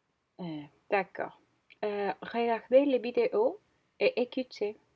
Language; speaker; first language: French; non-native, learner; Spanish